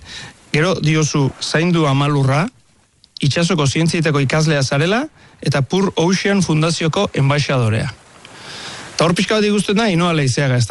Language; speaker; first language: Basque; native; Basque